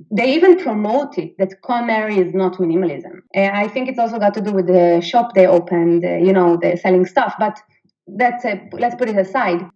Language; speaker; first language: English; non-native, fluent; Hebrew